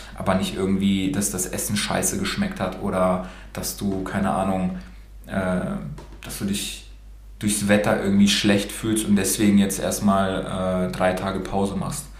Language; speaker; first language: German; early bilingual, other home language; Romanian